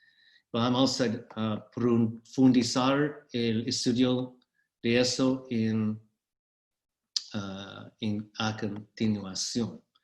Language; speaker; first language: Spanish; non-native, fluent; English